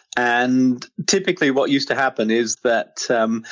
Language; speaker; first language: English; native; English